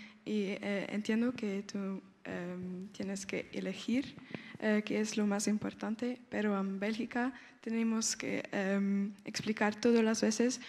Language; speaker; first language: Spanish; non-native, learner; French